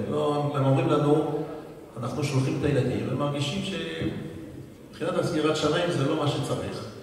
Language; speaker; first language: Hebrew; non-native, fluent; French